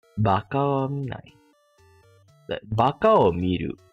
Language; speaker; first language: Japanese; non-native, fluent; Malay